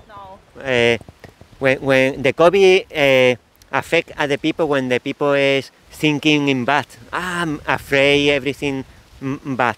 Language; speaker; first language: English; non-native, learner; Spanish